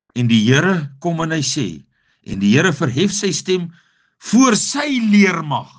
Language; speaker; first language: Afrikaans; native; Afrikaans